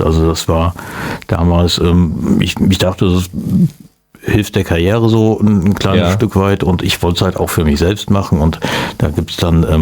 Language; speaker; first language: German; native; German